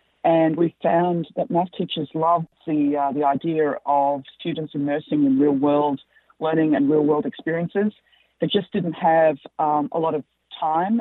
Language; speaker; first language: English; native; English